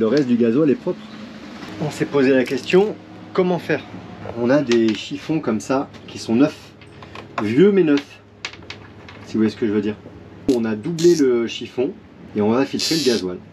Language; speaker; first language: French; native; French